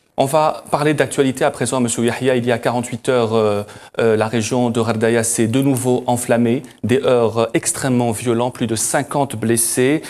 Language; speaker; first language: French; non-native, local second language; Arabic